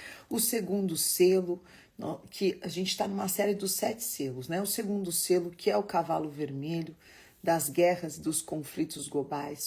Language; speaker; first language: Portuguese; native; Portuguese